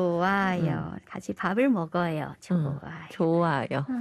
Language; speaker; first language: Korean; non-native, fluent; Chinese